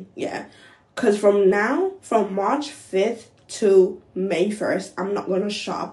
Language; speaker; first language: English; non-native, local second language; Akan